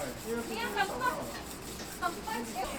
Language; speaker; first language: Chinese; non-native, fluent; Vietnamese